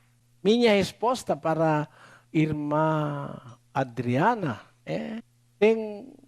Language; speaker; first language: Portuguese; non-native, learner; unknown